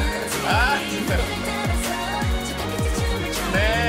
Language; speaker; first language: Korean; native; Korean